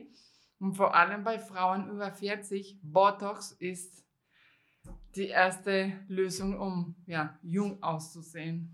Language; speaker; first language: German; non-native, fluent; Spanish